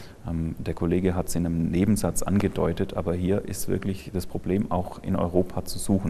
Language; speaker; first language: German; native; German